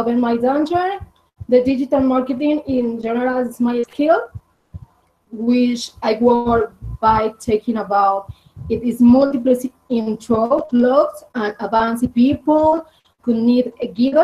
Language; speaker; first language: English; non-native, learner; Spanish